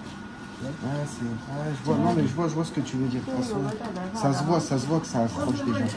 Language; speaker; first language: French; native; French